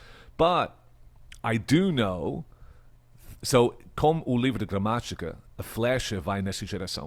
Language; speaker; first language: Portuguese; non-native, fluent; English